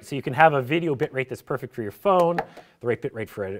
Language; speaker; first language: English; native; English